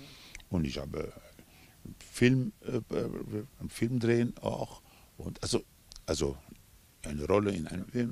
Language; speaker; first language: German; non-native, fluent; Spanish